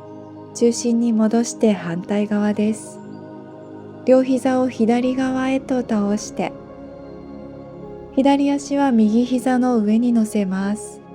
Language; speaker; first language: Japanese; native; Japanese